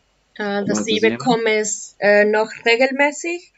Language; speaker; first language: German; non-native, learner; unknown